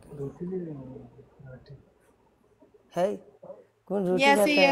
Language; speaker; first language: Hindi; non-native, learner; Bangla